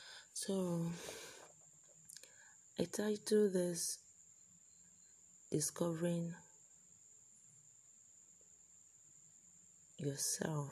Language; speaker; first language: English; non-native, local second language; Igbo